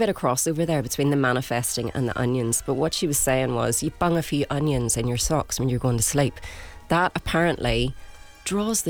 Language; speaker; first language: English; native; English